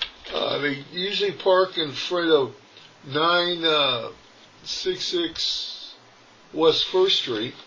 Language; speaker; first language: English; native; English